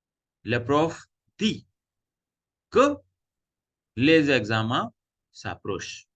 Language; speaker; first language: French; non-native, fluent; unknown